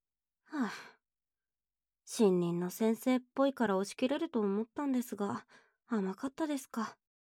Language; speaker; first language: Japanese; native; Japanese